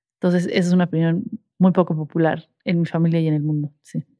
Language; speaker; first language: Spanish; native; Spanish